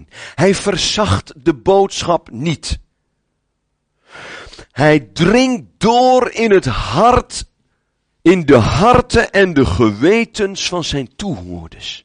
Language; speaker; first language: Dutch; native; Dutch